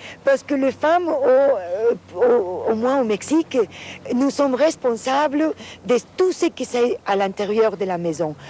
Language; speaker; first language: French; non-native, fluent; Spanish